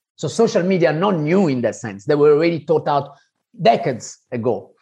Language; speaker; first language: English; non-native, fluent; Italian